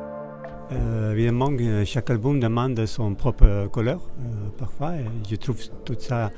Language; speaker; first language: French; non-native, fluent; Spanish